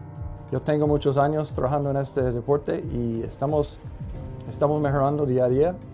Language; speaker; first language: Spanish; non-native, fluent; English